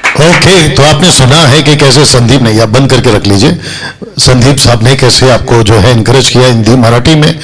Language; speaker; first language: Hindi; non-native, local second language; Telugu